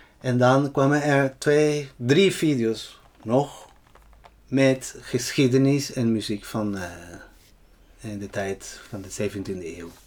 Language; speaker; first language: Dutch; non-native, fluent; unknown